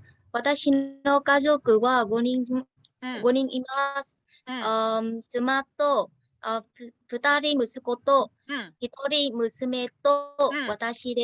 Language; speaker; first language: Japanese; non-native, learner; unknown